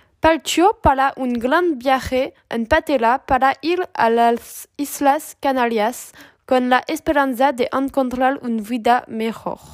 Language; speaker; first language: Spanish; non-native, learner; French